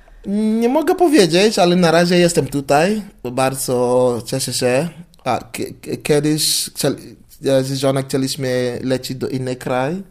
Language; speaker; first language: Polish; non-native, learner; English